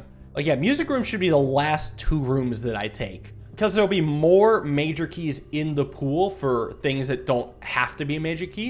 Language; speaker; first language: English; native; English